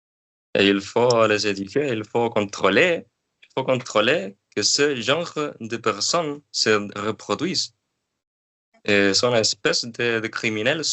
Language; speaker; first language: French; non-native, learner; Spanish